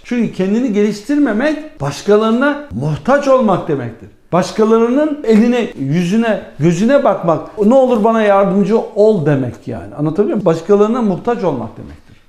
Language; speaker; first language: Turkish; early bilingual, heritage; Turkish